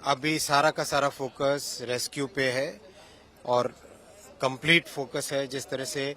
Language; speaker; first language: Hindi; native; Hindi